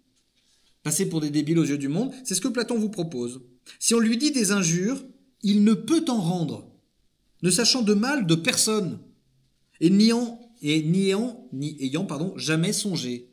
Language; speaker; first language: French; native; French